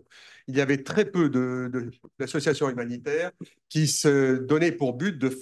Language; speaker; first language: French; native; French